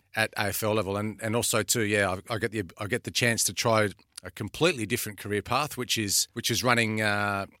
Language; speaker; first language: English; native; English